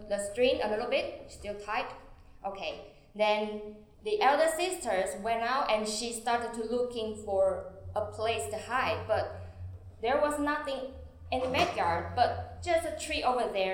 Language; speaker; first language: English; non-native, fluent; Chinese